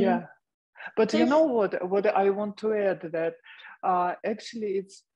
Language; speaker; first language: English; non-native, fluent; Russian